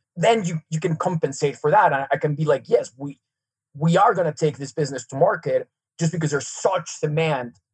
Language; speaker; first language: English; non-native, fluent; Serbian